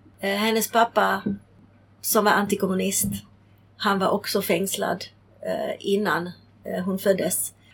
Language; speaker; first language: Swedish; early bilingual, other home language; Czech